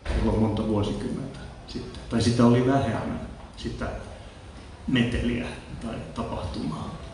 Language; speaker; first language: Finnish; non-native, local second language; Swedish